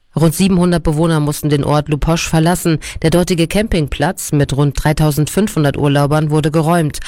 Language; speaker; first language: German; native; German